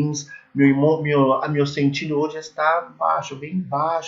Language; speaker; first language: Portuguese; non-native, learner; English